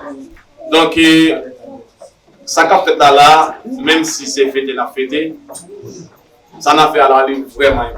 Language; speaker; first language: French; non-native, learner; Haitian Creole